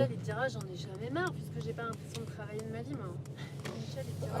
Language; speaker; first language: French; native; French